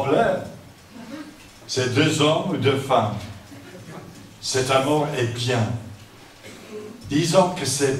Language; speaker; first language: French; non-native, fluent; English